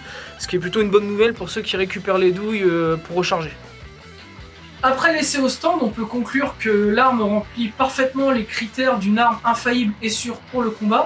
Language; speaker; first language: French; native; French